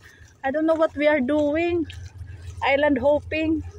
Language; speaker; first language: English; non-native, learner; Filipino